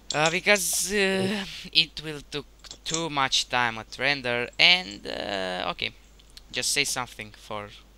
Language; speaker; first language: English; non-native, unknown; Romanian